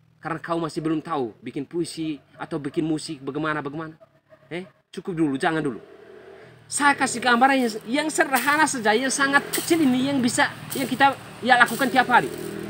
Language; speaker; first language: Indonesian; non-native, local second language; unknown